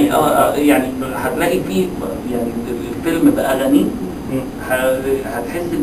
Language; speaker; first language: Arabic; native; Arabic